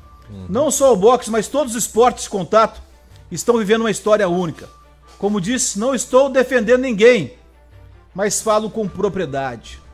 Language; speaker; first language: Portuguese; native; Portuguese